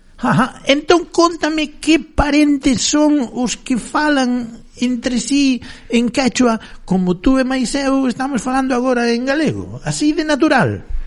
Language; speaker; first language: Galician; native; Galician